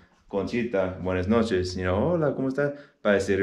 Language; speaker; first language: Spanish; non-native, fluent; English